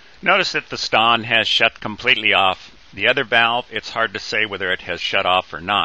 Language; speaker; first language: English; native; English